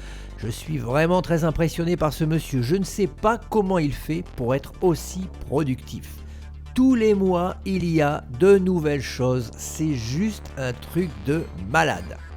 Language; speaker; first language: French; native; French